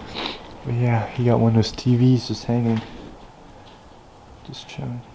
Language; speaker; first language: English; native; English